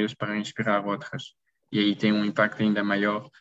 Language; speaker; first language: Portuguese; non-native, fluent; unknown